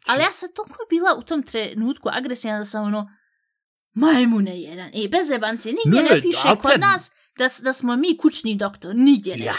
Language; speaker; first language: Bosnian; early bilingual, heritage; Bosnian